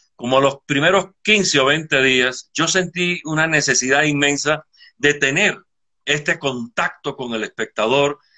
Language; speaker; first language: Spanish; native; Spanish